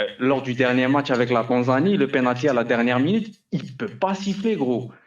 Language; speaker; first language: French; early bilingual, other home language; Arabic